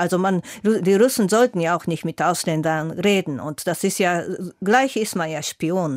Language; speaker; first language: German; non-native, fluent; Japanese